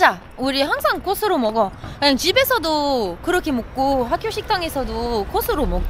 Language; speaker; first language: Korean; non-native, fluent; French